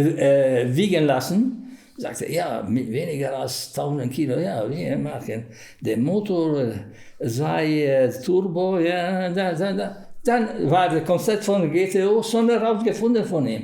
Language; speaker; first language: German; non-native, fluent; Italian